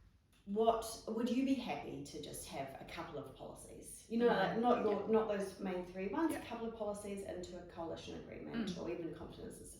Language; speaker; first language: English; native; English